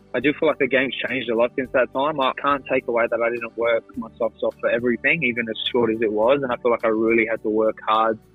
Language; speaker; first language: English; non-native, local second language; Greek